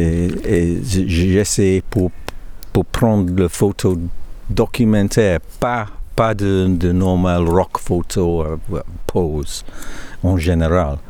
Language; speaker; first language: French; non-native, learner; English